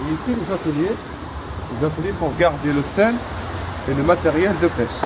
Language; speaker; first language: French; non-native, local second language; Arabic